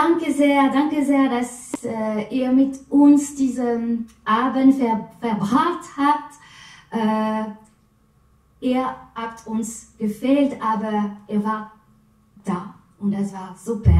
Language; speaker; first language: German; non-native, fluent; French